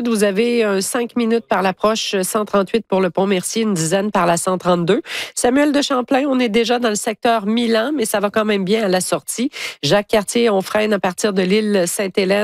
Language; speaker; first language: French; native; French